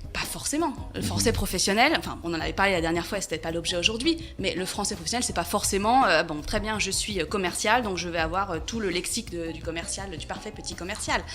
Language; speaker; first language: French; native; French